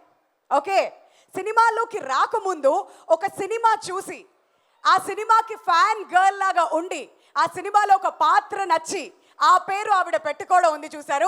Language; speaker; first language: Telugu; native; Telugu